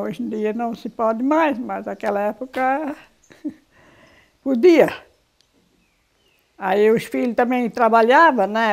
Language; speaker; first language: Portuguese; non-native, local second language; German